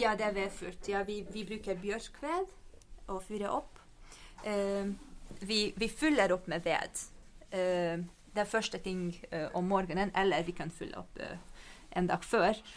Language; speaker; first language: Norwegian; non-native, fluent; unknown